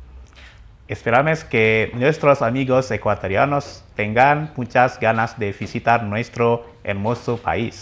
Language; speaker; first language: Spanish; non-native, fluent; Indonesian